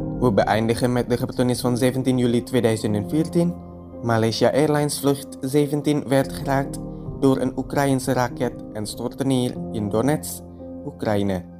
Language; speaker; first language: Dutch; non-native, fluent; Indonesian